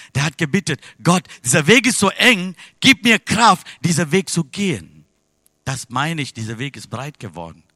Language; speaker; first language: German; non-native, fluent; Tamil